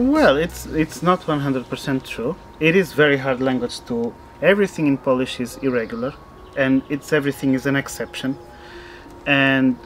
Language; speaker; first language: English; non-native, fluent; Portuguese